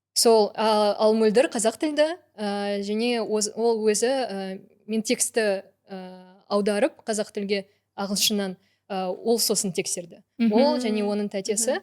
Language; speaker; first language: Kazakh; non-native, local second language; Russian